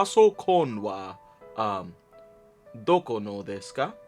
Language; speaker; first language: Japanese; non-native, learner; English